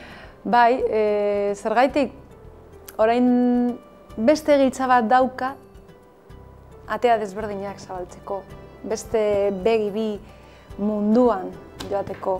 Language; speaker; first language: Basque; non-native, local second language; Spanish